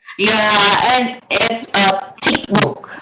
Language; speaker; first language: English; non-native, learner; Indonesian